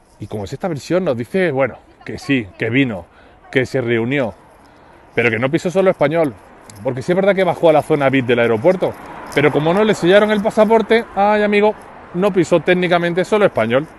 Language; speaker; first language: Spanish; native; Spanish